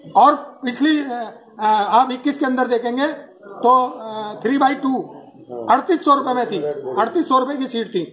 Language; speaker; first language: Hindi; native; Hindi